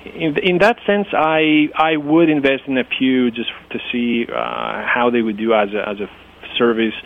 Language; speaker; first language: English; non-native, fluent; Greek